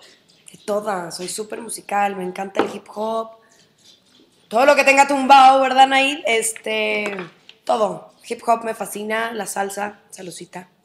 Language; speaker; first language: Spanish; native; Spanish